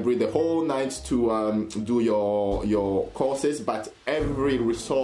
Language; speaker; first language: English; non-native, fluent; French